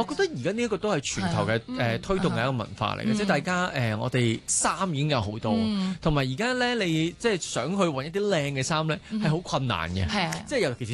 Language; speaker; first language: Cantonese; native; Cantonese